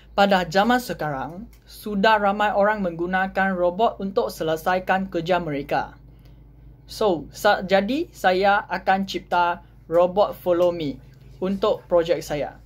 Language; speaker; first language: Malay; non-native, local second language; Chinese